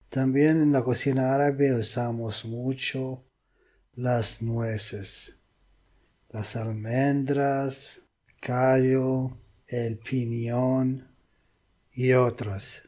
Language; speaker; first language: Spanish; non-native, fluent; Arabic